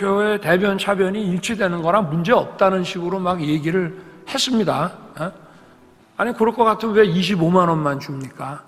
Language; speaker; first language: Korean; native; Korean